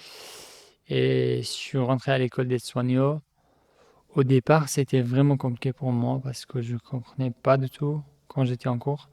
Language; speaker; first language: French; non-native, fluent; Persian